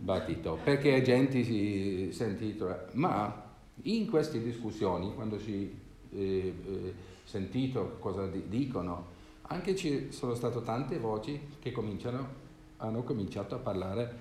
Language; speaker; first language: Italian; non-native, learner; Swedish